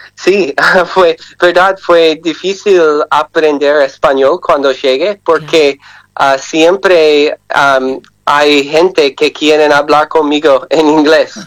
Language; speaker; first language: Spanish; non-native, learner; English